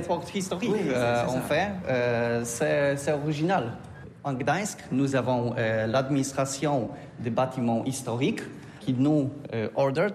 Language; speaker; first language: French; non-native, learner; Polish